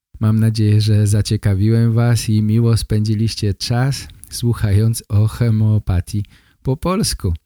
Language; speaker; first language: Polish; native; Polish